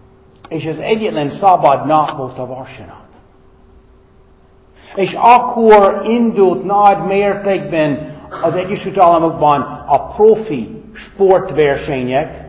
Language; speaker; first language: Hungarian; non-native, fluent; English